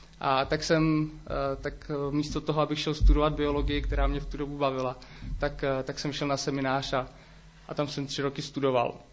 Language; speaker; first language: Czech; native; Czech